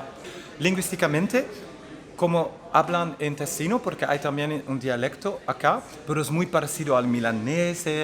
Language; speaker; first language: Spanish; non-native, fluent; Dutch